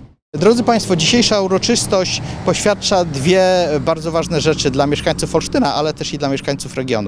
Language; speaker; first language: Polish; native; Polish